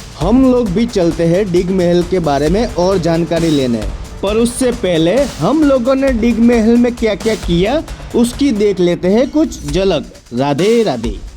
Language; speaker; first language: Hindi; non-native, local second language; Gujarati